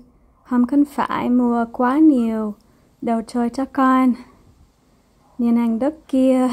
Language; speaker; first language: Vietnamese; non-native, fluent; English